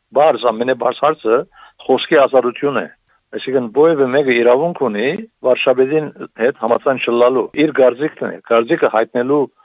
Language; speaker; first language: Armenian; native; Armenian